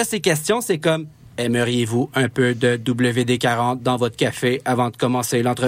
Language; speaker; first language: French; native; French